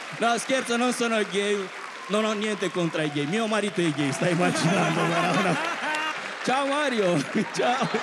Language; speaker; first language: Italian; non-native, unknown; Romanian